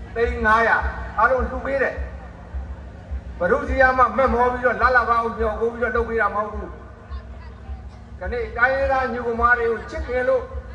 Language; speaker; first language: Burmese; native; Burmese